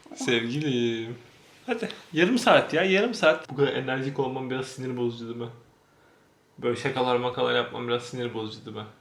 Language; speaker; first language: Turkish; native; Turkish